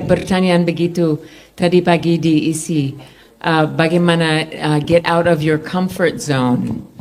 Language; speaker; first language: Indonesian; non-native, fluent; English